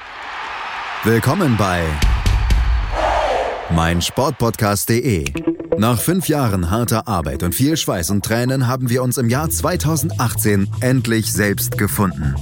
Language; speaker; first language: German; native; German